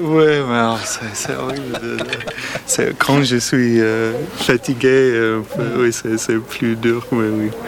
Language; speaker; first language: French; non-native, learner; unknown